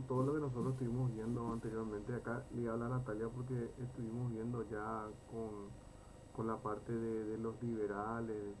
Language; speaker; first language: Spanish; native; Spanish